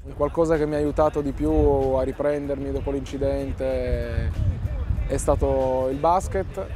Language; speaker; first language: Italian; early bilingual, other home language; Arabic